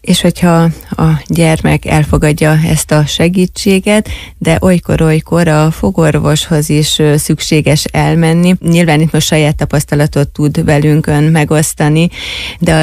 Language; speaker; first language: Hungarian; native; Hungarian